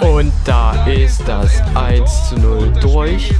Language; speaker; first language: German; native; German